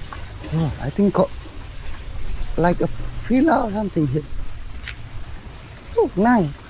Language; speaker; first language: English; non-native, learner; Indonesian